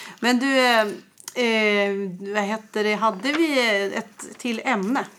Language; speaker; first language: Swedish; native; Swedish